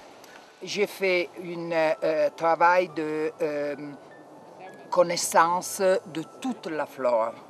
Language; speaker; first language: French; non-native, fluent; Italian